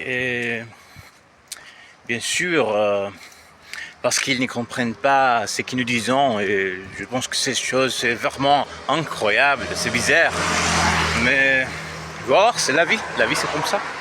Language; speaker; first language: French; non-native, learner; Portuguese